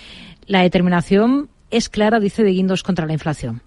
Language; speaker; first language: Spanish; native; Spanish